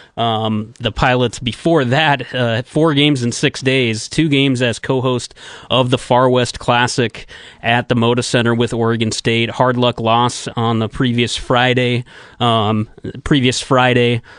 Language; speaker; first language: English; native; English